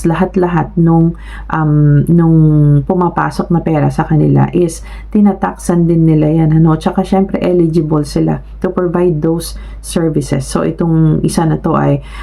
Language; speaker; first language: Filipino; native; Filipino